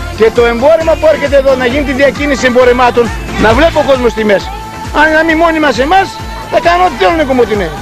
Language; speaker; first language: Greek; non-native, local second language; Turkish